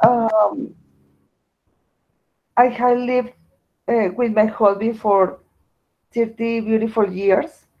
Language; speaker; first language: English; non-native, learner; Spanish